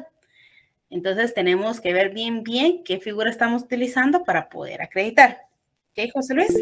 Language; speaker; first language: Spanish; native; Spanish